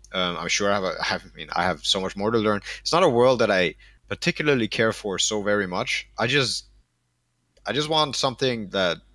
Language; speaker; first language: English; non-native, fluent; Danish